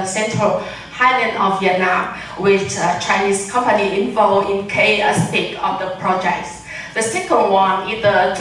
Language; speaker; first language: English; non-native, learner; Vietnamese